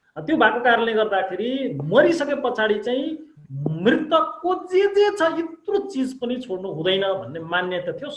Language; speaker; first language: Nepali; non-native, local second language; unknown